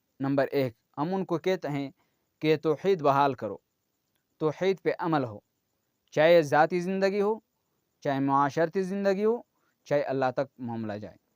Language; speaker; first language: Urdu; non-native, local second language; Pashto